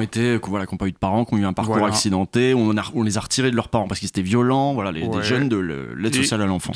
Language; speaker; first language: French; native; French